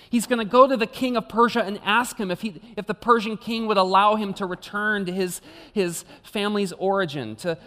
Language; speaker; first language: English; native; English